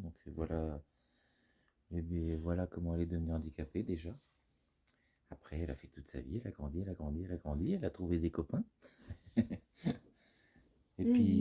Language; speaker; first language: French; native; French